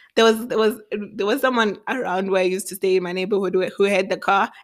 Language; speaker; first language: English; non-native, local second language; Venda